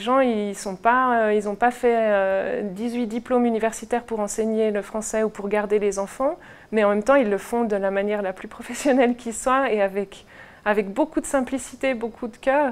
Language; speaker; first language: French; native; French